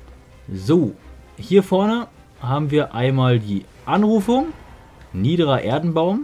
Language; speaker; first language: German; native; German